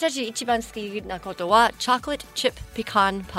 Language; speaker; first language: Japanese; non-native, fluent; English